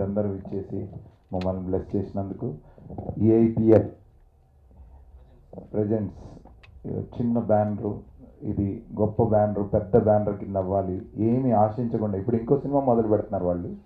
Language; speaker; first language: Telugu; native; Telugu